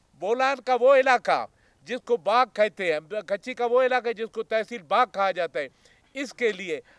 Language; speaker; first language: Urdu; non-native, local second language; Baluchi